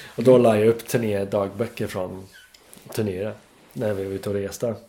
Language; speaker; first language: Swedish; non-native, fluent; English